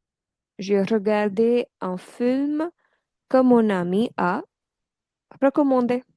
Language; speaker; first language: French; non-native, fluent; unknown